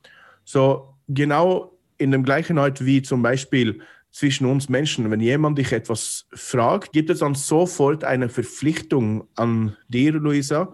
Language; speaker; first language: German; non-native, fluent; English